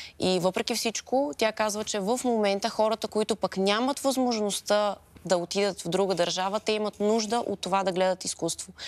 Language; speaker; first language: Bulgarian; early bilingual, other home language; Ukrainian